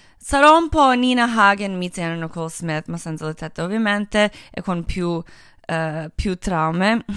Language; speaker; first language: Italian; early bilingual, heritage; Italian